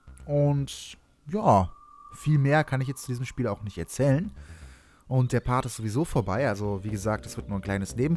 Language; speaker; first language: German; native; German